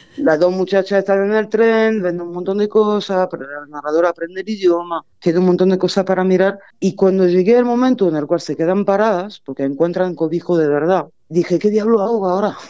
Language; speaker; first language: Spanish; non-native, fluent; French